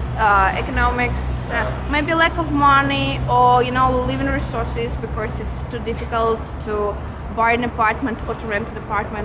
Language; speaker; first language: English; non-native, fluent; Russian